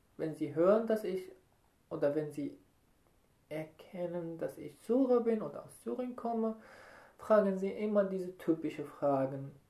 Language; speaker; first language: German; non-native, fluent; Arabic